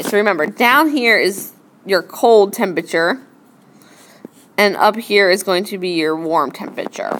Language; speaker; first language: English; native; English